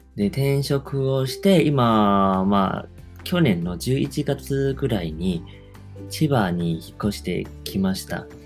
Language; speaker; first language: Japanese; non-native, fluent; Chinese